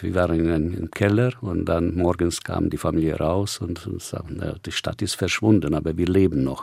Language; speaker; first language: German; non-native, fluent; Hungarian